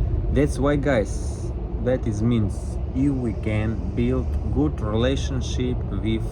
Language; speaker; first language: English; non-native, learner; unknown